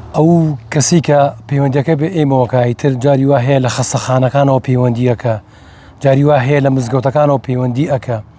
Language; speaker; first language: Central Kurdish; native; Central Kurdish